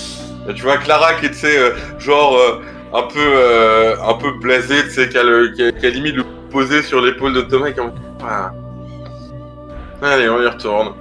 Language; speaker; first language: French; native; French